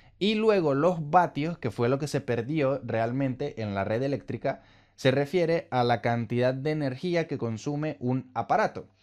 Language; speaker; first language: Spanish; native; Spanish